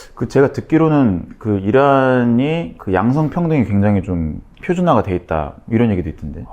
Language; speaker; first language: Korean; native; Korean